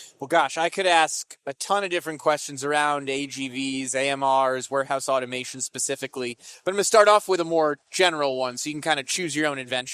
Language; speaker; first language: English; native; English